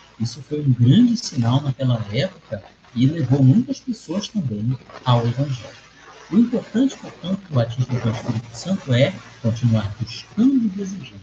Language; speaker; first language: Portuguese; native; Portuguese